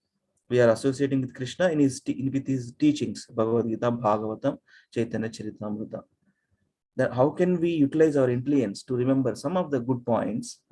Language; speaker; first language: English; non-native, local second language; Telugu